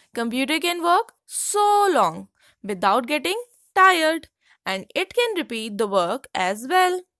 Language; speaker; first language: English; non-native, local second language; Hindi